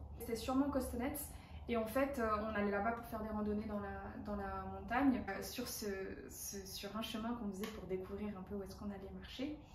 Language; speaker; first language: French; native; French